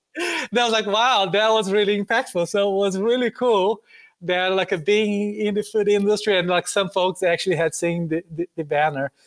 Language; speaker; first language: English; non-native, fluent; Portuguese